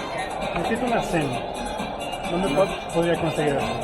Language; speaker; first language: Spanish; non-native, learner; English